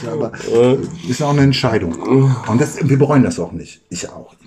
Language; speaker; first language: German; native; German